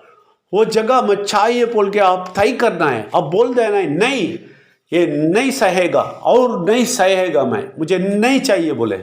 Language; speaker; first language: Hindi; non-native, local second language; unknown